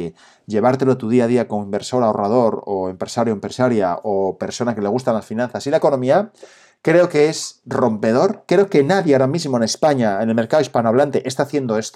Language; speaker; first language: Spanish; native; Spanish